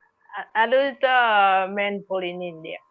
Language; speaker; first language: English; non-native, learner; Odia